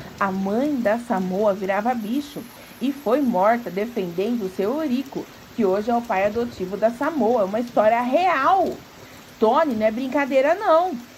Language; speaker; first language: Portuguese; native; Portuguese